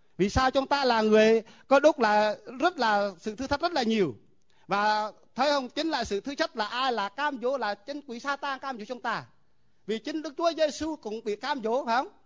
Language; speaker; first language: Vietnamese; non-native, local second language; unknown